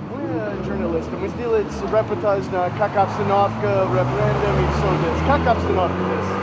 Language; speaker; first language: Russian; non-native, learner; English